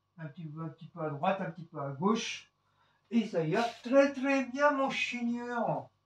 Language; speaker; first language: French; native; French